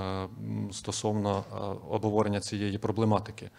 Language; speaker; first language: Ukrainian; native; Ukrainian